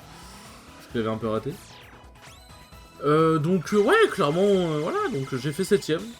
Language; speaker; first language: French; native; French